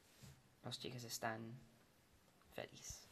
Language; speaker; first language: Spanish; non-native, learner; English